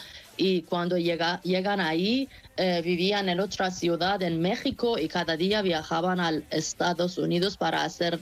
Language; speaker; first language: Spanish; non-native, fluent; Persian